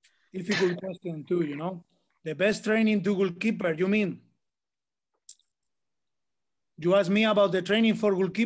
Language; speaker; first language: English; non-native, learner; Spanish